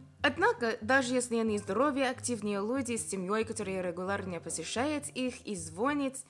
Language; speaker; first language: Russian; non-native, fluent; English